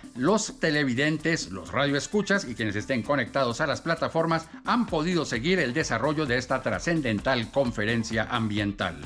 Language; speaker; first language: Spanish; native; Spanish